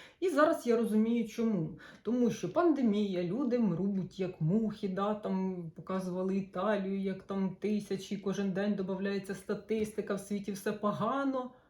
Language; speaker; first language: Ukrainian; non-native, local second language; Russian